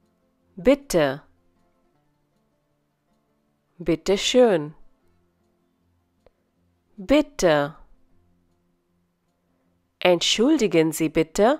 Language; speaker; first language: German; non-native, fluent; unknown